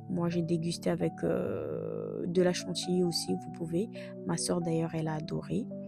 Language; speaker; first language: French; non-native, local second language; Lingala